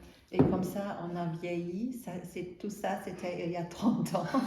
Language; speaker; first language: French; non-native, fluent; German